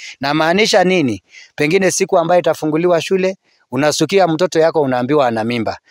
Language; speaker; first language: Swahili; non-native, local second language; Kalenjin